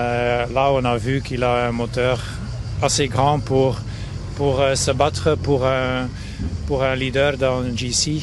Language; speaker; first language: French; non-native, local second language; Dutch